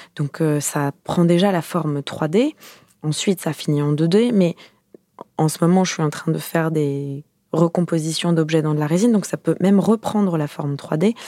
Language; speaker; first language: French; native; French